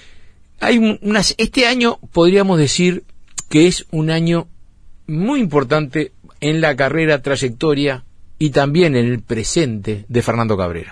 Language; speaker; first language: Spanish; native; Spanish